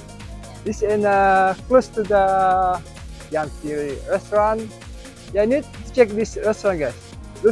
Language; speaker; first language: English; non-native, learner; Indonesian